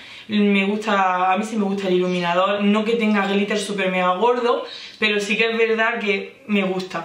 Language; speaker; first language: Spanish; native; Spanish